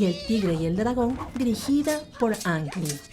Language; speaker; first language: Spanish; native; Spanish